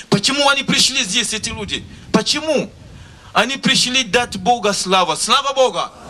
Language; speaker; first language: Russian; non-native, learner; Lingala